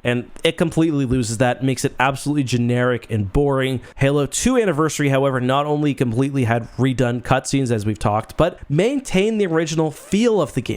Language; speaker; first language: English; native; English